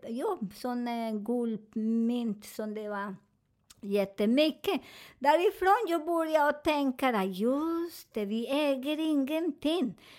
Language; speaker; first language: Swedish; non-native, learner; Spanish